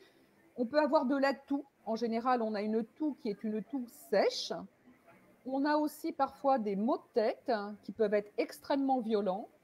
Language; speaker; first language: French; native; French